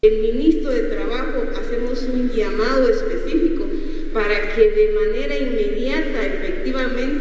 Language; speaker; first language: Spanish; native; Spanish